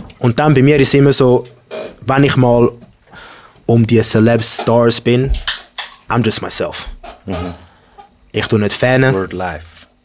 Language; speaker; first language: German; early bilingual, other home language; English